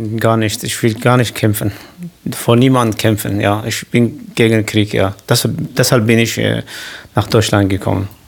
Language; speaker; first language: German; non-native, learner; Kurdish